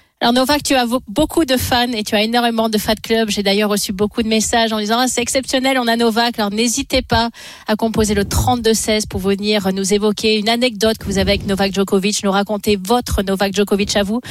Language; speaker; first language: French; native; French